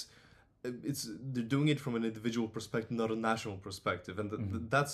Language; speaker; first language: English; non-native, fluent; Polish